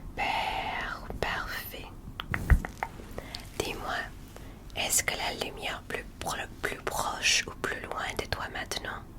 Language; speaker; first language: French; non-native, learner; English